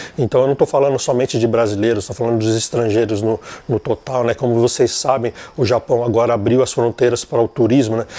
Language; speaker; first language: Portuguese; native; Portuguese